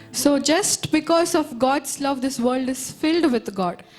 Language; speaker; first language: English; non-native, local second language; Tamil